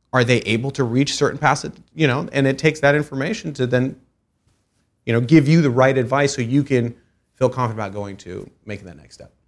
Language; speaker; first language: English; early bilingual, other home language; Persian